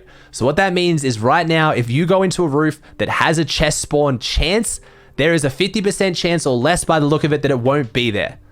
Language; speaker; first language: English; native; English